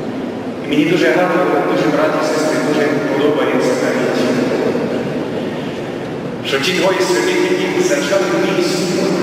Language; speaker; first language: Ukrainian; non-native, local second language; Rusyn